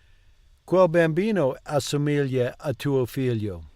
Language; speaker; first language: Italian; non-native, learner; English